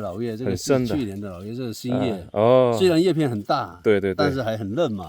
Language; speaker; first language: Chinese; native; Chinese